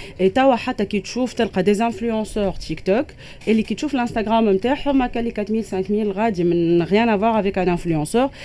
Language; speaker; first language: French; non-native, local second language; Arabic